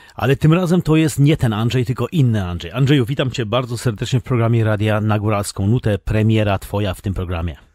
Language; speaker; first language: Polish; native; Polish